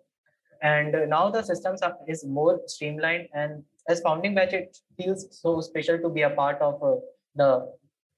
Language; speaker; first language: English; non-native, local second language; Hindi